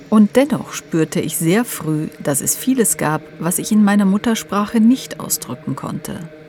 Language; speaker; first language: German; native; German